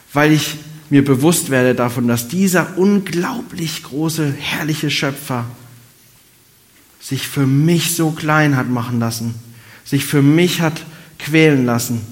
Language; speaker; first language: German; native; German